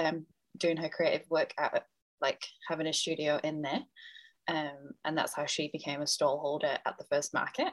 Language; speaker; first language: English; native; English